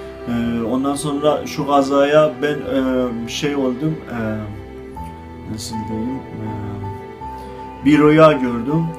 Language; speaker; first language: Turkish; non-native, fluent; Azerbaijani